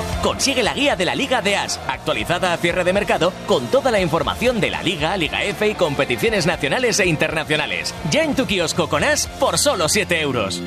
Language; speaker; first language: Spanish; native; Spanish